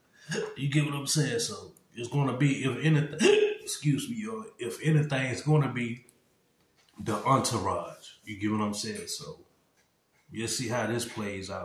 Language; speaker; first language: English; native; English